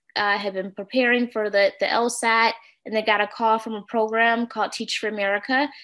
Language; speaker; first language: English; native; English